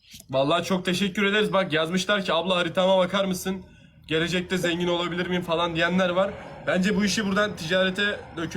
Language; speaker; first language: Turkish; native; Turkish